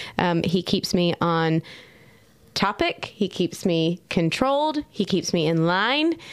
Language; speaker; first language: English; native; English